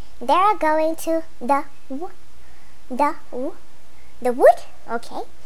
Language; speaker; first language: English; non-native, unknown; Vietnamese